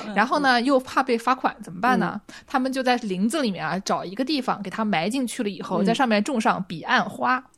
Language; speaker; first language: Chinese; native; Chinese